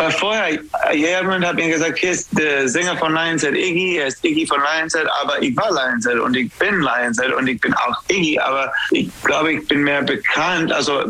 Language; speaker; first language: German; non-native, fluent; English